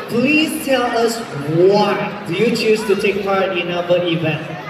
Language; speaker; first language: English; non-native, local second language; Chinese